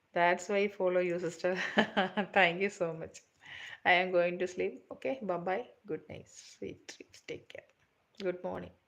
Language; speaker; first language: English; non-native, local second language; Malayalam